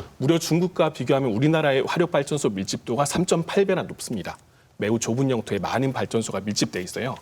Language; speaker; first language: Korean; native; Korean